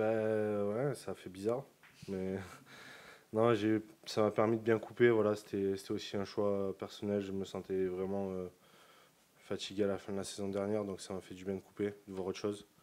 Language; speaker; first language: French; native; French